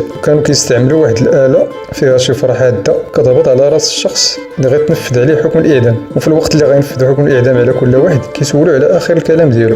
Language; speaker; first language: Arabic; native; Arabic